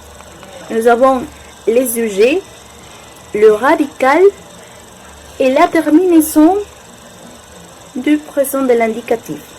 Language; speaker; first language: French; non-native, learner; Spanish